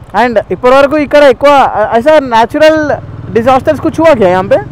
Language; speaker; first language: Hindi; non-native, local second language; Telugu